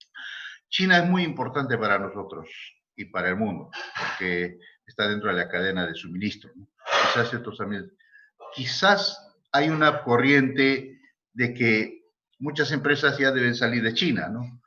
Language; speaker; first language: Spanish; native; Spanish